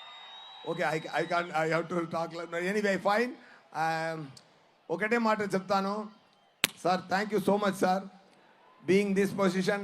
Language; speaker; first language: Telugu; non-native, learner; Tamil